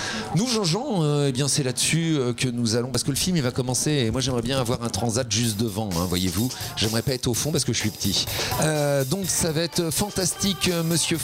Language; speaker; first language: French; native; French